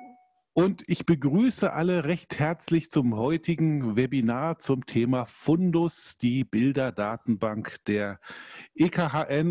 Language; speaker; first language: German; native; German